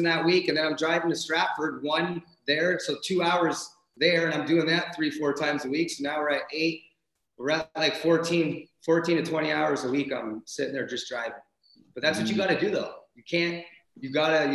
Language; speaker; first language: English; native; English